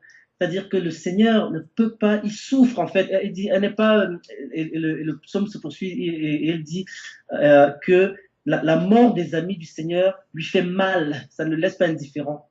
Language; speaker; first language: French; native; French